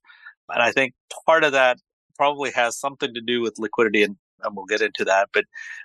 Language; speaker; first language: English; native; English